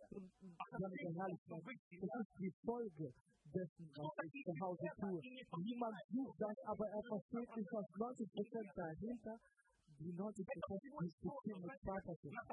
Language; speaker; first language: German; non-native, fluent; Russian